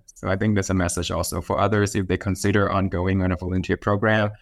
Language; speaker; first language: English; non-native, fluent; Thai